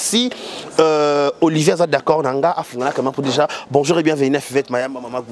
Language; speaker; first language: French; non-native, local second language; Lingala